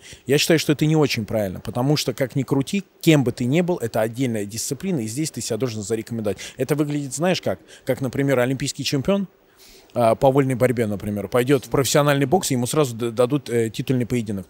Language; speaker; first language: Russian; native; Russian